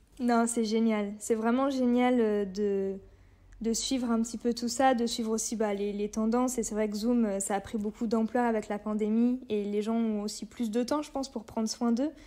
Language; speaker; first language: French; native; French